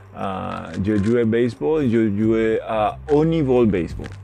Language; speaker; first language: French; non-native, learner; Spanish